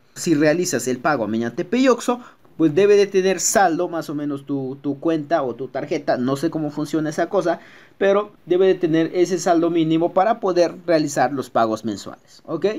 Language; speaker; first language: Spanish; native; Spanish